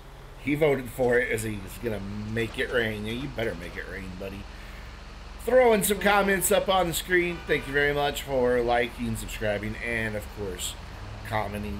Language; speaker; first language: English; native; English